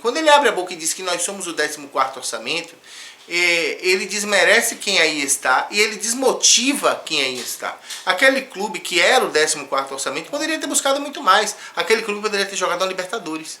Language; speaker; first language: Portuguese; native; Portuguese